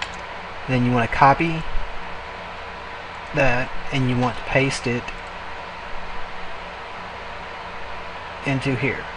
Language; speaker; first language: English; native; English